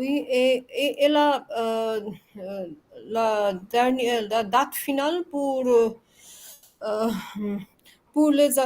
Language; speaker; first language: French; non-native, fluent; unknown